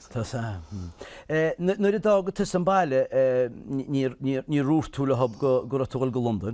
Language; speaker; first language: Irish; native; Irish